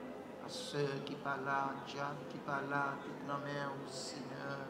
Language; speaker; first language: French; non-native, local second language; Haitian Creole